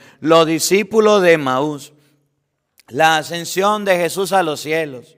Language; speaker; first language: Spanish; native; Spanish